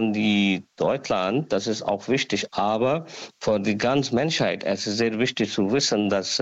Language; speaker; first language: German; non-native, learner; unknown